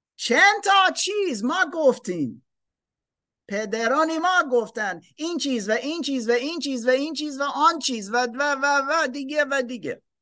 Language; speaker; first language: Persian; non-native, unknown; German